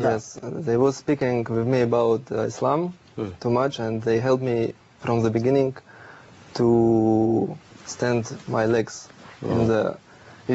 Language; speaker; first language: English; non-native, learner; Russian